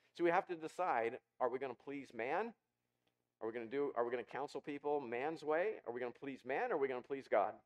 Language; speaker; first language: English; native; English